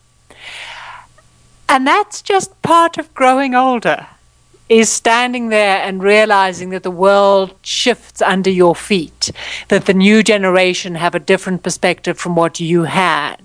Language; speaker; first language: English; native; English